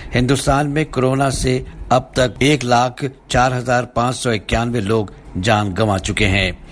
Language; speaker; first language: Urdu; native; Urdu